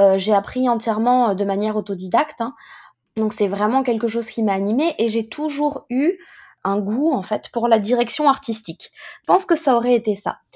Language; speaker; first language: French; native; French